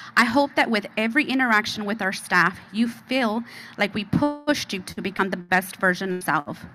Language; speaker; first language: English; early bilingual, other home language; Spanish